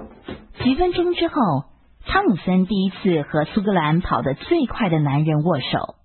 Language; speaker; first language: Chinese; native; Chinese